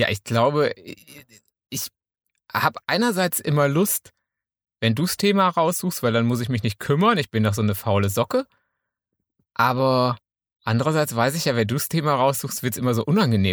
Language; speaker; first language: German; native; German